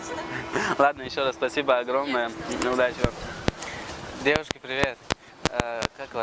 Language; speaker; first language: Russian; non-native, local second language; Tajik